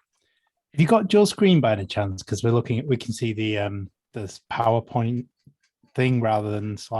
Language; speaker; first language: English; native; English